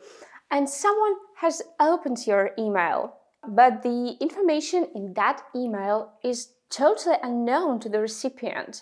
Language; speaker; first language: English; non-native, fluent; Russian